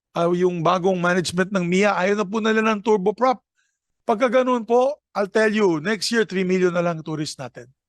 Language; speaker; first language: Filipino; non-native, local second language; Cebuano